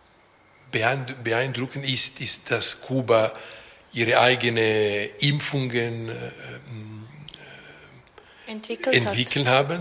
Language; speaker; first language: German; non-native, local second language; Italian